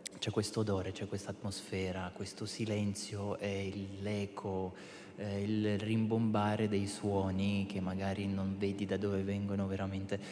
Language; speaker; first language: Italian; non-native, fluent; Russian